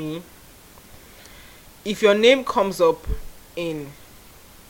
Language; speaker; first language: English; non-native, local second language; Igbo